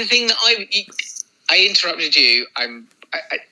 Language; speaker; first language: English; native; English